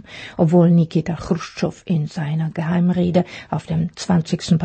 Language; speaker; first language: German; non-native, fluent; Czech